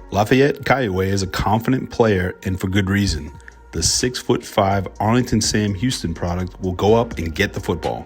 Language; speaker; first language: English; native; English